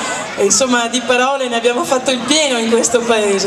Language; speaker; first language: Italian; native; Italian